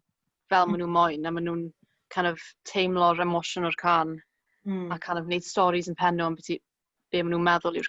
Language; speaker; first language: Welsh; native; Welsh